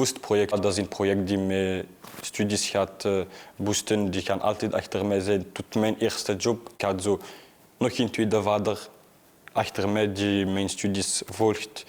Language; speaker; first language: Dutch; non-native, fluent; Arabic